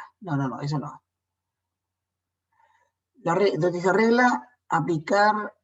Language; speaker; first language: Spanish; native; Spanish